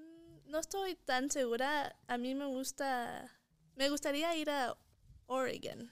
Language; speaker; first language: Spanish; early bilingual, heritage; Spanish